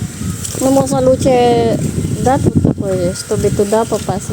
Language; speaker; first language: Russian; non-native, learner; Filipino